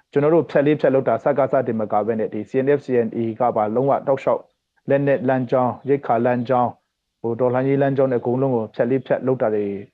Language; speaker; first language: Burmese; non-native, local second language; Hakha Chin